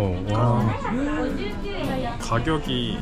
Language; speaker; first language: Korean; native; Korean